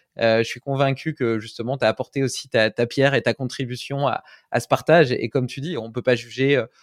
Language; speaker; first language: French; native; French